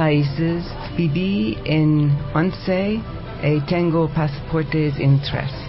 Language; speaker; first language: Spanish; non-native, learner; English